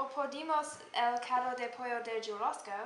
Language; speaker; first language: Spanish; non-native, learner; English